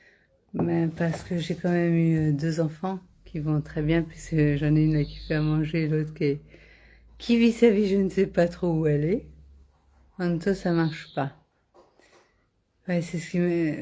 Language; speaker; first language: French; native; French